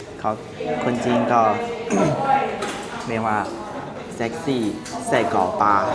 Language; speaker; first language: Thai; non-native, learner; Chinese